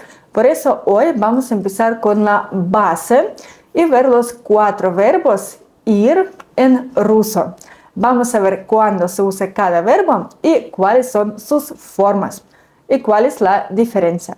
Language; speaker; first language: Spanish; non-native, fluent; Russian